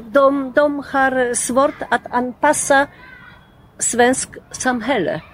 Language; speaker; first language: Swedish; non-native, learner; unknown